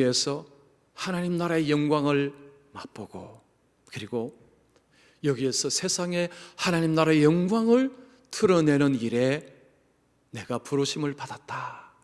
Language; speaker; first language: Korean; native; Korean